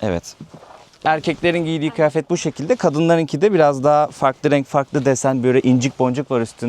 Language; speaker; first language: Turkish; native; Turkish